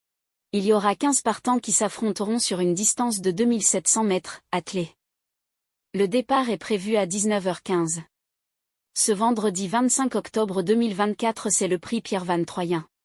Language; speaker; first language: French; native; French